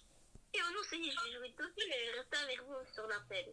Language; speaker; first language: French; native; French